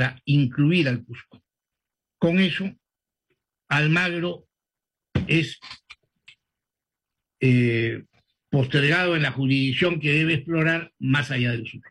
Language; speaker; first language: Spanish; native; Spanish